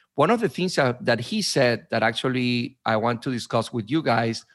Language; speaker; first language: English; non-native, fluent; Spanish